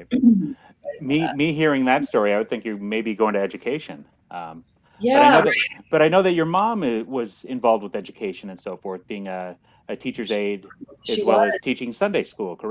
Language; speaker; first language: English; native; English